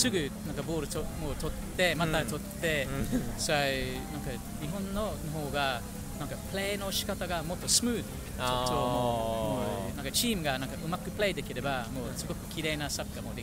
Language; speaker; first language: Japanese; non-native, fluent; English